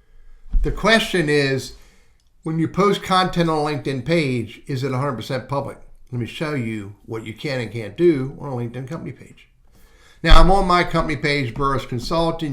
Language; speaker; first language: English; native; English